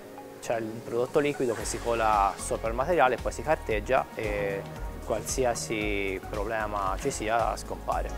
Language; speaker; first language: Italian; native; Italian